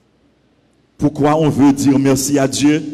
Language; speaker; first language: French; non-native, local second language; Haitian Creole